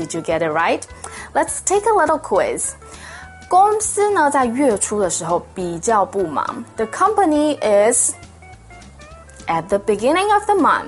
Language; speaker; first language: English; non-native, fluent; Chinese